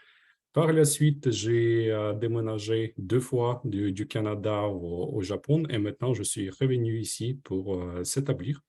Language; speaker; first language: French; non-native, fluent; Ukrainian